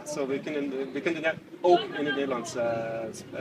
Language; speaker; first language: Dutch; non-native, fluent; English